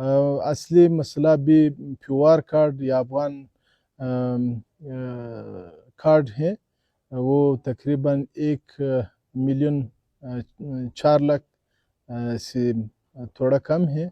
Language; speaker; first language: Hindi; non-native, fluent; Pashto